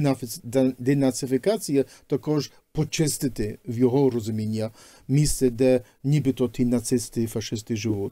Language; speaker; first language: Ukrainian; early bilingual, heritage; Ukrainian